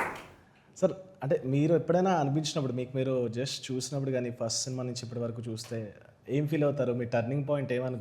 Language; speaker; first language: Telugu; native; Telugu